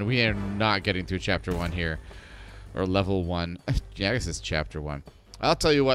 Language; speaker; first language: English; native; English